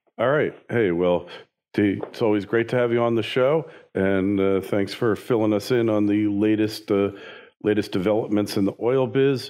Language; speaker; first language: English; native; English